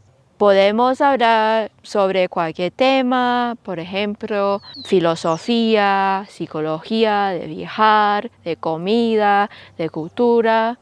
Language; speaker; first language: Spanish; non-native, local second language; Cantonese